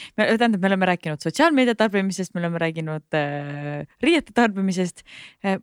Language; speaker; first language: Estonian; native; Estonian